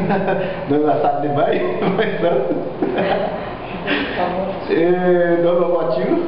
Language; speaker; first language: French; non-native, fluent; Portuguese